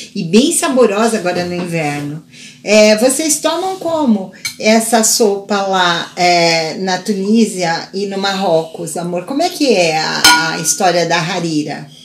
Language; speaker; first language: Portuguese; native; Portuguese